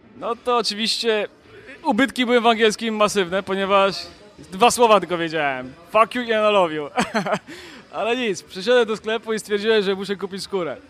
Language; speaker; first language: Polish; native; Polish